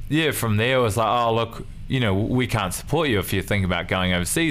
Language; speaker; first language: English; native; English